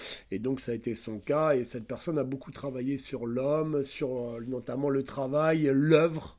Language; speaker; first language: French; native; French